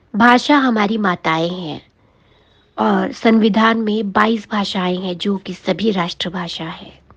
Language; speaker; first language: Hindi; native; Hindi